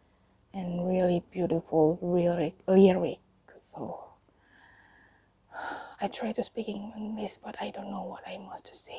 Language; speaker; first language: English; non-native, learner; Indonesian